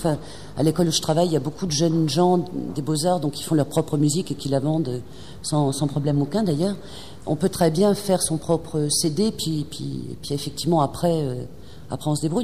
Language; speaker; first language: French; native; French